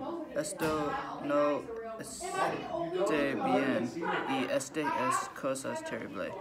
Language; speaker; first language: Spanish; non-native, learner; English